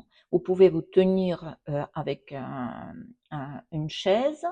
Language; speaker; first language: French; non-native, fluent; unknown